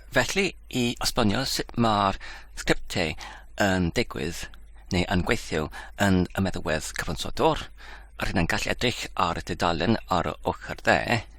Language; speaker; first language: Welsh; non-native, local second language; English